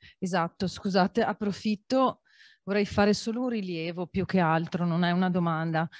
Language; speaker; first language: Italian; native; Italian